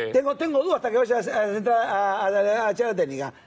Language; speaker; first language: Spanish; native; Spanish